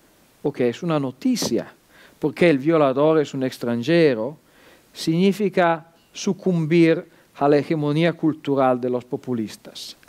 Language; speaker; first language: Spanish; non-native, fluent; Italian